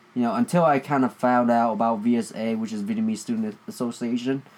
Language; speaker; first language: English; early bilingual, other home language; Vietnamese